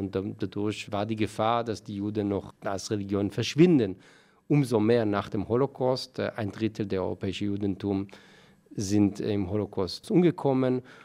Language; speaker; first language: German; non-native, fluent; Hebrew